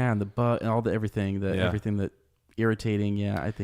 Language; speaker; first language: English; native; English